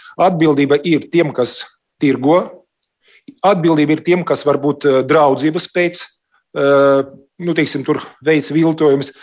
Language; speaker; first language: Latvian; non-native, local second language; Russian